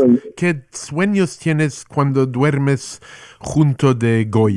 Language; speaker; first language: Spanish; non-native, learner; English